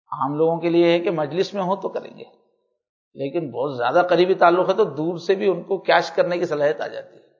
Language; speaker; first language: Urdu; native; Urdu